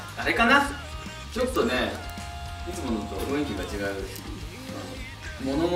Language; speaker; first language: Japanese; native; Japanese